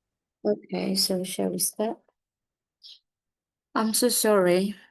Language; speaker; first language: English; non-native, fluent; Burmese